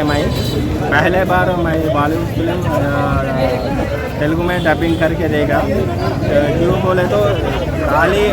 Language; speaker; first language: Hindi; non-native, local second language; Telugu